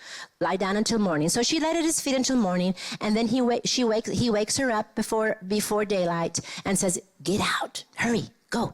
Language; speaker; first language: English; native; English